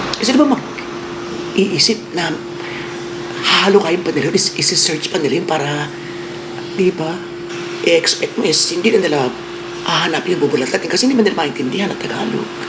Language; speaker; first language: Filipino; native; Filipino